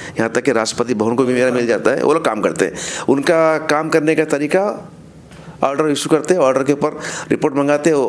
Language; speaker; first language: Hindi; non-native, local second language; Urdu